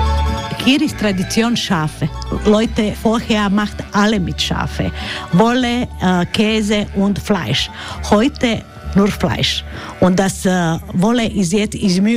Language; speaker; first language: German; non-native, learner; Croatian